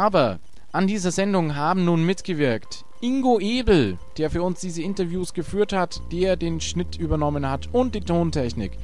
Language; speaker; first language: German; native; German